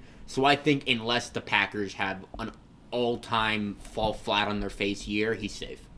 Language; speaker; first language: English; native; English